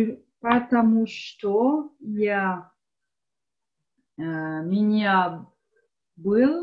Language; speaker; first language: Russian; non-native, learner; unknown